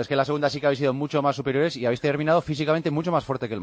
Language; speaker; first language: Spanish; native; Spanish